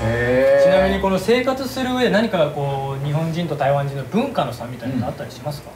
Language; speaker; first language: Japanese; native; Japanese